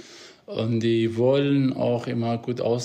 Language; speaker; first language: German; non-native, fluent; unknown